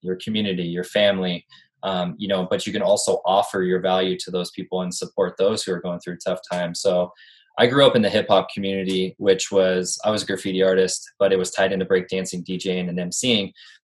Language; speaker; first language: English; native; English